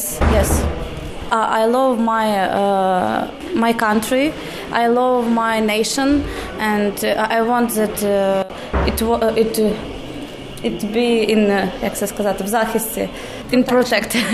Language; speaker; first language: English; non-native, learner; Ukrainian